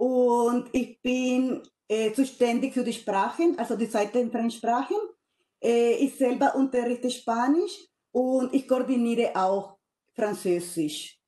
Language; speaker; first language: German; non-native, fluent; Spanish